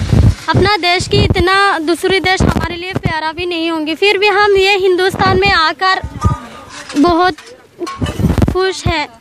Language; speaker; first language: Hindi; non-native, learner; Rohingya